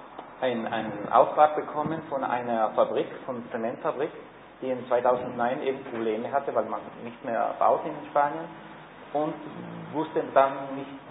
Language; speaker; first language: German; non-native, fluent; Spanish